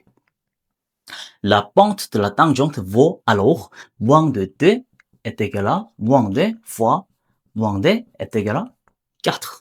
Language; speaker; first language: French; non-native, learner; Korean